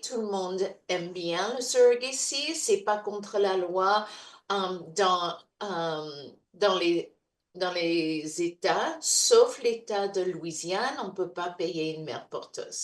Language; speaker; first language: French; non-native, fluent; English